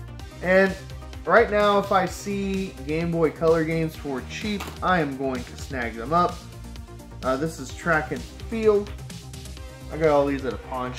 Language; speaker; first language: English; native; English